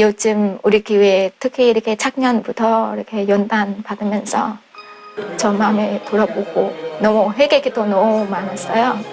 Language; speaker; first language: Korean; non-native, fluent; Vietnamese